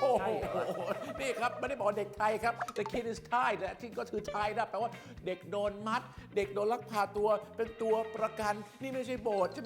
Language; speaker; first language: Thai; native; Thai